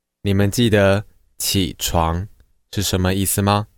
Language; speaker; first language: Chinese; non-native, fluent; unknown